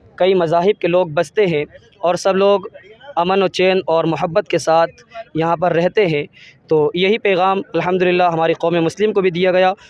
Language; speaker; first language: Urdu; native; Urdu